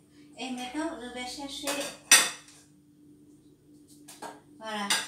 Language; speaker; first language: French; non-native, learner; Vietnamese